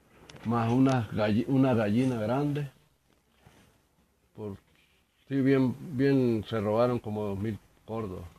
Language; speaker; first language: Spanish; native; Spanish